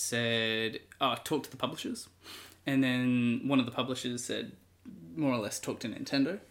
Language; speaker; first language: English; native; English